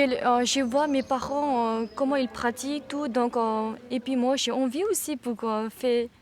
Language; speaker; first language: French; non-native, learner; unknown